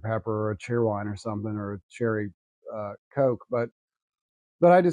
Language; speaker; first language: English; native; English